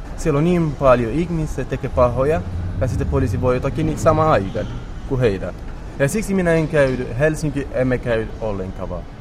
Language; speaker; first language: Finnish; non-native, learner; Romany